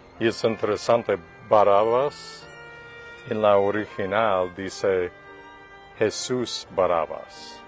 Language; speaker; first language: Spanish; non-native, fluent; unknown